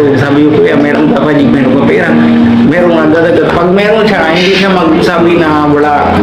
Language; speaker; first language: Filipino; non-native, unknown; Punjabi